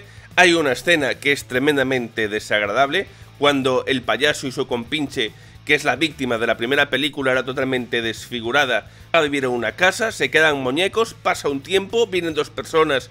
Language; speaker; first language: Spanish; native; Spanish